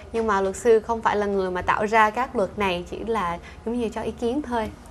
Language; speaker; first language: Vietnamese; early bilingual, heritage; Vietnamese